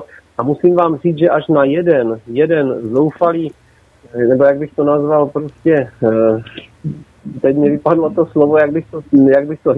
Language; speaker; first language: Czech; native; Czech